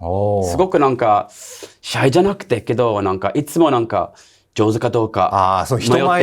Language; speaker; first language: Japanese; non-native, learner; English